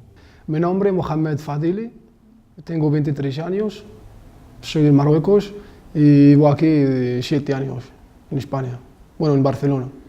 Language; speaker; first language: Spanish; non-native, fluent; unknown